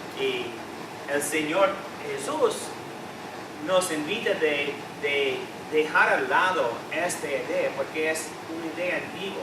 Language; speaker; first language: Spanish; non-native, fluent; English